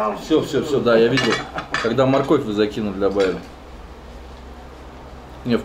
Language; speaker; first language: Russian; native; Russian